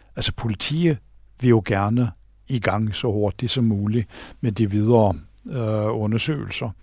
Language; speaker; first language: Danish; native; Danish